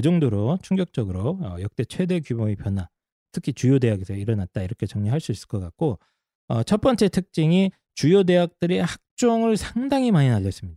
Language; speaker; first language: Korean; native; Korean